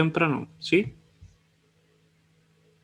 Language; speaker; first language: Spanish; native; Spanish